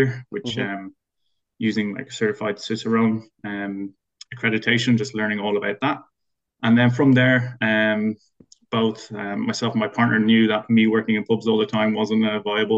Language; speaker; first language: English; native; English